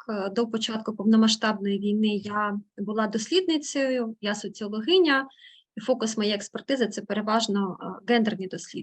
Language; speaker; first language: Ukrainian; native; Ukrainian